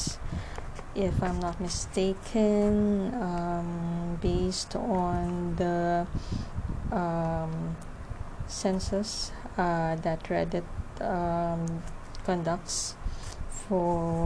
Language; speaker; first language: English; non-native, local second language; Filipino